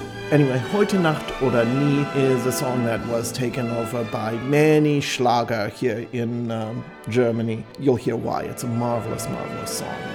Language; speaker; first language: English; native; English